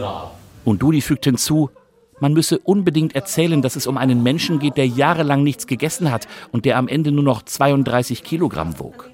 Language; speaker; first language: German; native; German